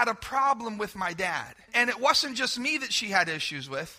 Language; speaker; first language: English; native; English